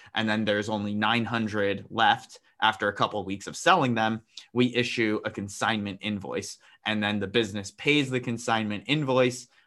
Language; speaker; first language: English; native; English